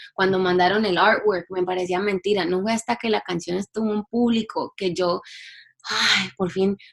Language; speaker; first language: Spanish; early bilingual, heritage; English